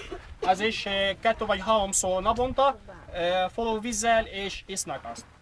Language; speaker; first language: Hungarian; non-native, learner; Arabic